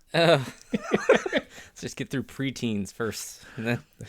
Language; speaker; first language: English; native; English